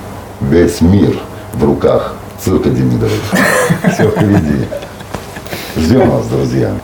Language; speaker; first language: Russian; native; Russian